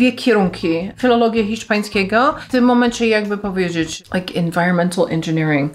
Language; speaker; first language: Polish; non-native, fluent; English